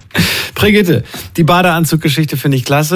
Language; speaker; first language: German; native; German